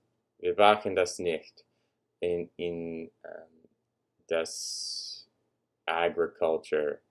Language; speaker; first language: German; non-native, learner; English